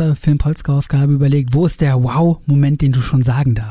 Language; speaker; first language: German; native; German